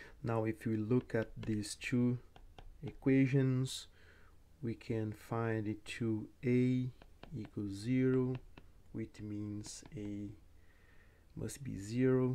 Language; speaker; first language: English; non-native, fluent; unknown